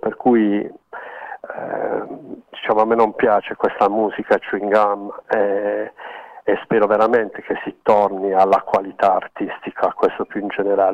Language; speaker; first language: Italian; native; Italian